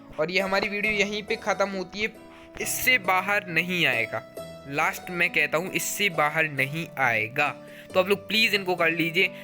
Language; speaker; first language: Hindi; native; Hindi